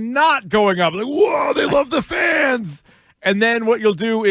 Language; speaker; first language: English; native; English